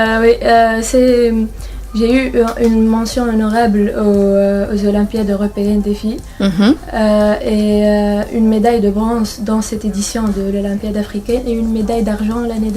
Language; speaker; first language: French; non-native, local second language; Arabic